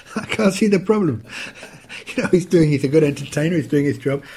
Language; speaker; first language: English; native; English